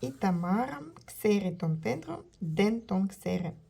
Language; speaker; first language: Greek; non-native, learner; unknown